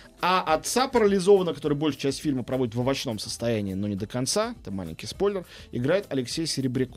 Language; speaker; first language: Russian; native; Russian